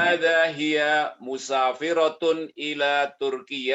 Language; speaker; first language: Arabic; non-native, learner; Indonesian